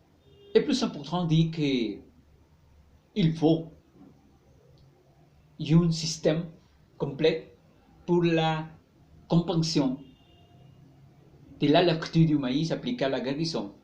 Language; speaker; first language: French; non-native, learner; Spanish